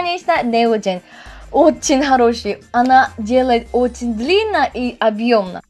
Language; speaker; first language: Russian; non-native, learner; Korean